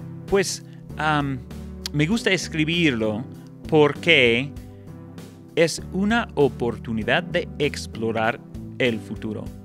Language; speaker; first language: Spanish; non-native, fluent; English